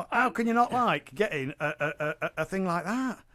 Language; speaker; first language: English; native; English